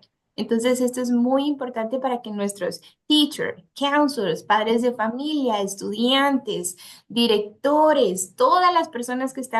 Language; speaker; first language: Spanish; native; Spanish